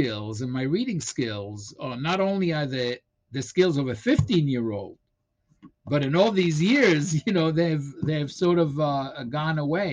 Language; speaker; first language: English; non-native, fluent; Hebrew